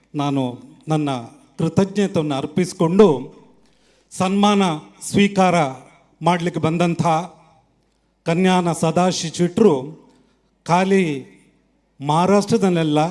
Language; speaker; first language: Kannada; non-native, local second language; Tulu